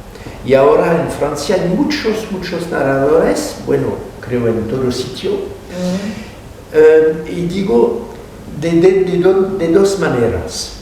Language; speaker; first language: Spanish; non-native, fluent; French